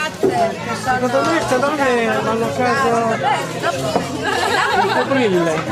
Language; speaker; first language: Italian; native; Italian